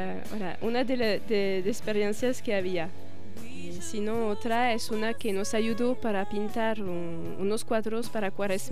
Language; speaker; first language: Spanish; non-native, fluent; French